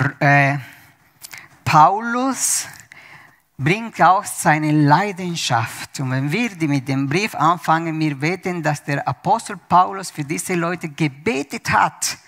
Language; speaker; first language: German; non-native, fluent; Spanish